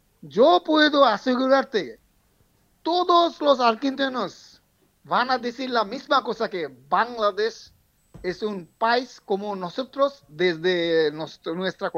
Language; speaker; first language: Spanish; non-native, fluent; Bangla